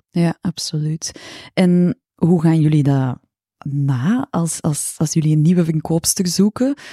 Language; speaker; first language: Dutch; native; Dutch